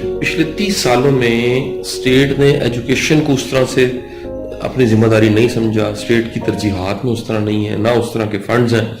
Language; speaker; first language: Urdu; non-native, local second language; Punjabi